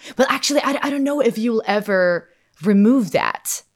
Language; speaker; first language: English; non-native, fluent; Finnish